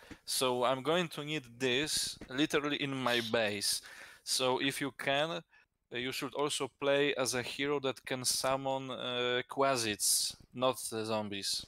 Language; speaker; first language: English; non-native, fluent; Polish